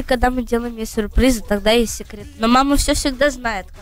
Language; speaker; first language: Russian; early bilingual, heritage; Russian